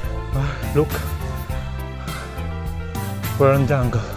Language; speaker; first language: English; non-native, local second language; Filipino